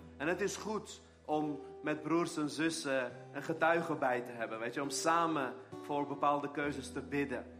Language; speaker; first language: Dutch; non-native, fluent; Armenian